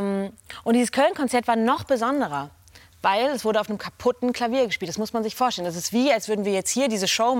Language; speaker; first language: German; native; German